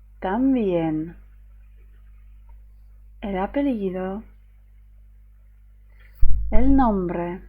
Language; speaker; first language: Spanish; non-native, fluent; Ukrainian